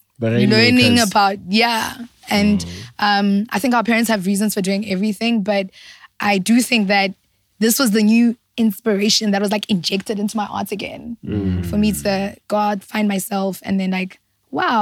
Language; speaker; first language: English; non-native, local second language; Zulu